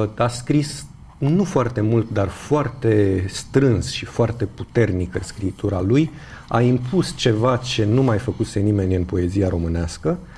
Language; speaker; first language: Romanian; native; Romanian